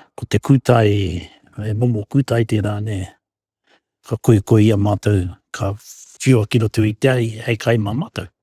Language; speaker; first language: Māori; native; Māori